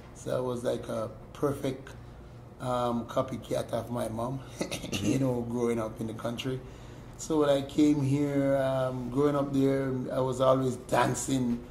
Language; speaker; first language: English; native; English